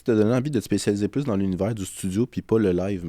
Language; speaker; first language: French; native; French